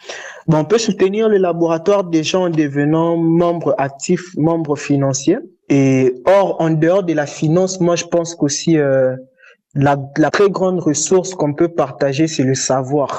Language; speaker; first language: French; non-native, local second language; Lingala